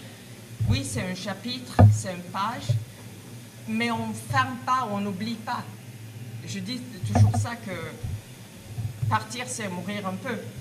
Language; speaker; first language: French; non-native, fluent; Swedish